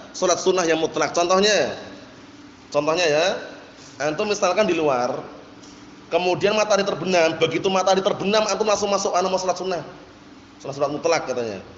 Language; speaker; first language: Indonesian; native; Indonesian